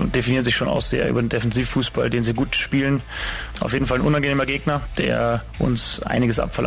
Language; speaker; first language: German; native; German